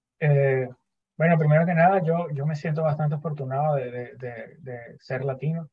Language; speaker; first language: Spanish; native; Spanish